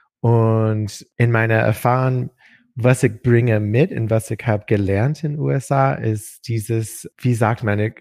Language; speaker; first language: German; non-native, learner; English